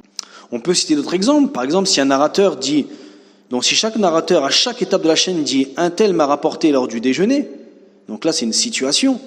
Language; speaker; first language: French; native; French